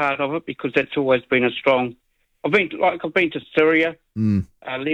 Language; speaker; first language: English; native; English